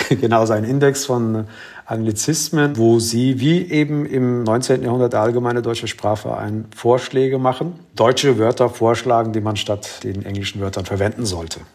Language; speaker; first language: German; early bilingual, other home language; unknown